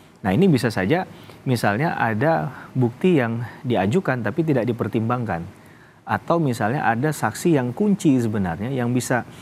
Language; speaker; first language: Indonesian; native; Indonesian